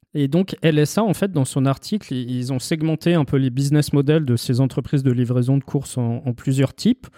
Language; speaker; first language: French; native; French